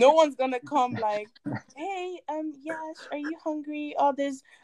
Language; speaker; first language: English; non-native, local second language; French